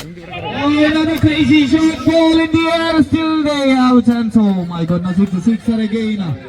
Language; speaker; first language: English; non-native, local second language; Malayalam